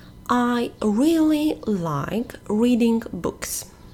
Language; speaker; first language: English; non-native, fluent; Polish